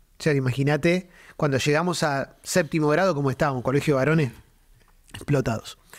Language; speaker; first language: Spanish; native; Spanish